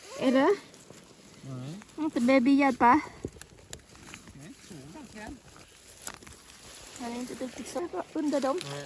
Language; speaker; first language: Swedish; non-native, learner; Thai